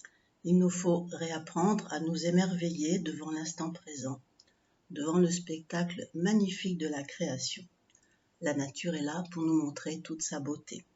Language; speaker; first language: French; native; French